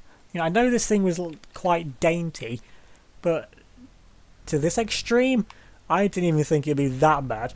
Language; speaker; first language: English; native; English